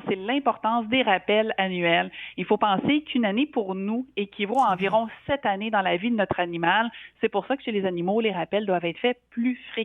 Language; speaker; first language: French; native; French